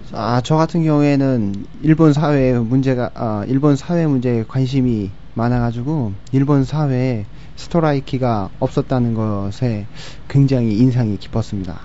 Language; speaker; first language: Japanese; non-native, learner; Korean